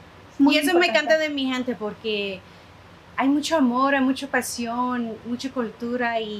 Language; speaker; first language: Spanish; early bilingual, heritage; Spanish